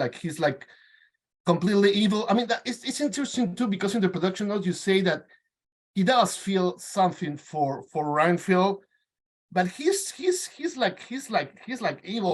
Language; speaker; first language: English; non-native, fluent; Spanish